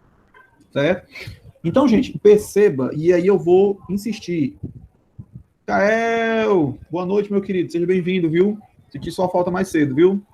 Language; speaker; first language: Portuguese; native; Portuguese